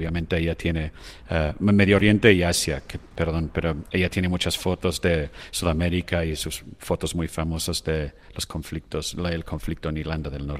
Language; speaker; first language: Spanish; non-native, fluent; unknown